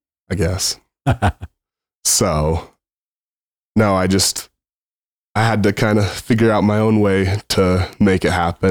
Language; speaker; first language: English; native; English